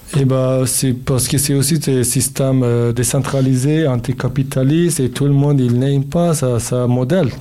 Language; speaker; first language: French; non-native, learner; Kurdish